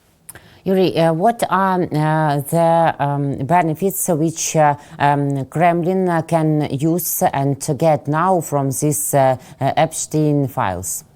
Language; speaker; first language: English; non-native, fluent; Russian